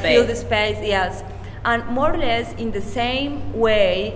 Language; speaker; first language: English; non-native, learner; Spanish